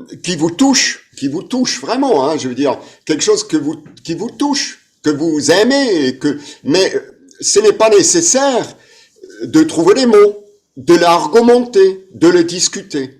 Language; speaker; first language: French; non-native, fluent; German